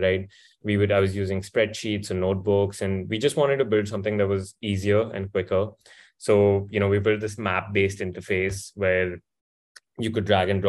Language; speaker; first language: English; non-native, local second language; Hindi